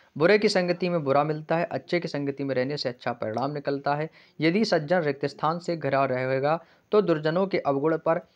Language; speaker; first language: Hindi; native; Hindi